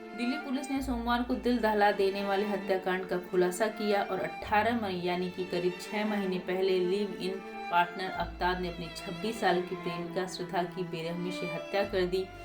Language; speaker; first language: Hindi; native; Hindi